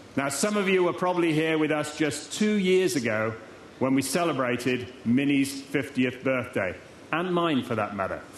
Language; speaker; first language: English; native; English